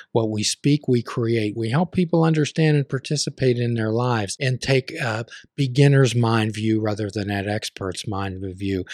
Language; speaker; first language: English; native; English